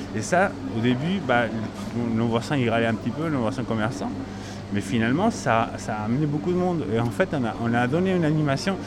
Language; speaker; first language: French; non-native, fluent; Spanish